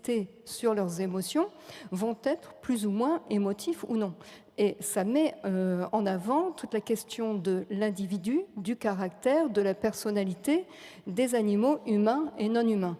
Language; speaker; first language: French; native; French